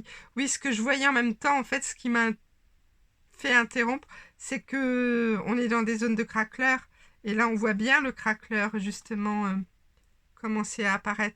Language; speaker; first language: French; native; French